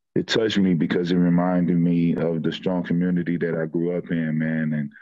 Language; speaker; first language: English; native; English